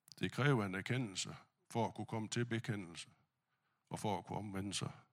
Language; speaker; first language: Danish; non-native, fluent; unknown